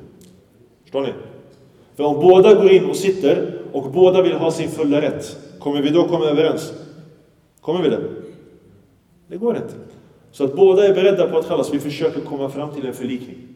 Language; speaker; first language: Swedish; early bilingual, other home language; Arabic